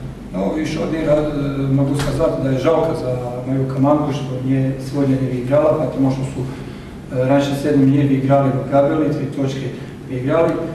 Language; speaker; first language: Russian; non-native, learner; Macedonian